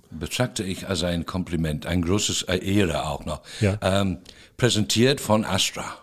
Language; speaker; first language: German; non-native, fluent; English